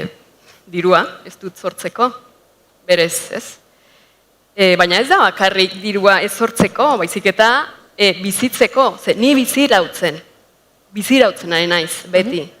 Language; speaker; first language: Basque; non-native, fluent; Spanish